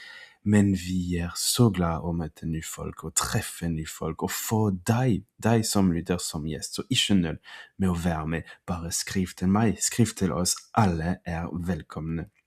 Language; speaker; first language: Norwegian; non-native, fluent; French